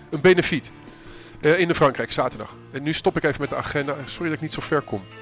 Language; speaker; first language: Dutch; native; Dutch